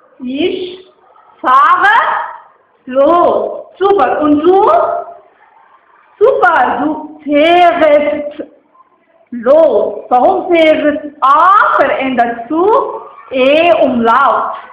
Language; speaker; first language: German; non-native, learner; Arabic